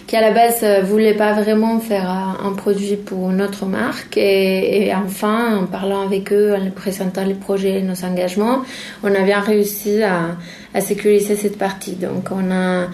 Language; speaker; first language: French; non-native, fluent; Spanish